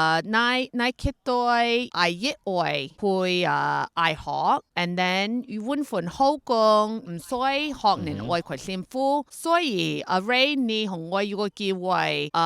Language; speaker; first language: Cantonese; early bilingual, heritage; Cantonese